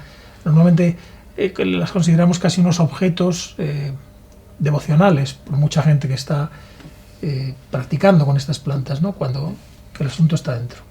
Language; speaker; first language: Spanish; native; Spanish